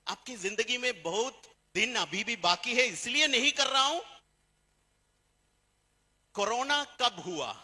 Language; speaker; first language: Hindi; non-native, fluent; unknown